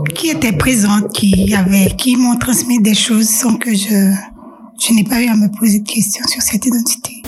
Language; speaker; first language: French; non-native, local second language; Haitian Creole